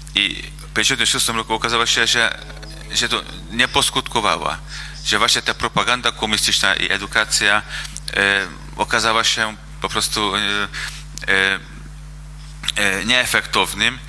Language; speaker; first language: Polish; non-native, fluent; Hungarian